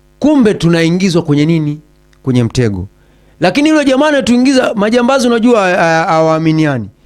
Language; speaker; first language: Swahili; native; Swahili